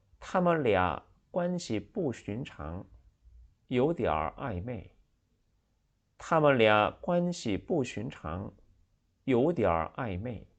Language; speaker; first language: Chinese; non-native, fluent; Korean